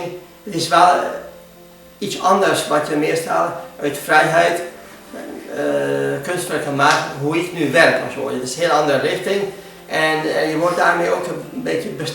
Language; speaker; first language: Dutch; non-native, fluent; Hungarian